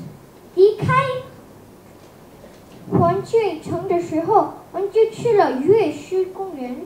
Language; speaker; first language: Chinese; non-native, learner; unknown